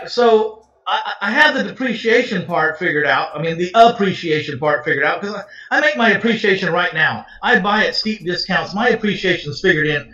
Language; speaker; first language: English; native; English